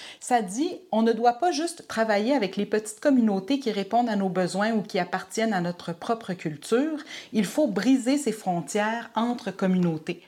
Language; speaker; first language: French; native; French